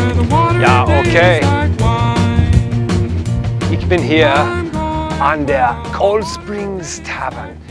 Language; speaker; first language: German; non-native, learner; English